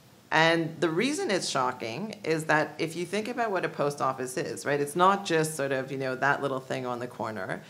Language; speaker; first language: English; native; English